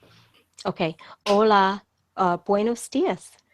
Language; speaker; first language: Spanish; non-native, learner; English